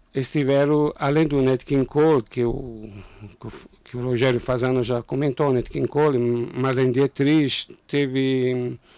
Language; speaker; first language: Portuguese; non-native, fluent; Italian